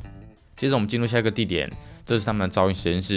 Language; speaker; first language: Chinese; native; Chinese